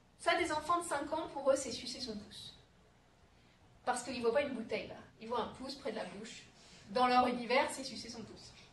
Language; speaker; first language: French; native; French